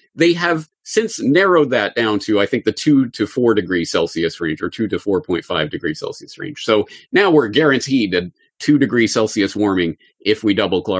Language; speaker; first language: English; native; English